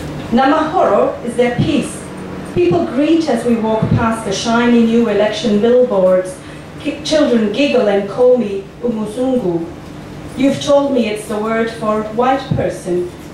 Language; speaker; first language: English; non-native, fluent; Dutch